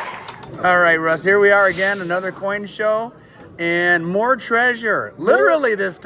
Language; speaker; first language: English; native; English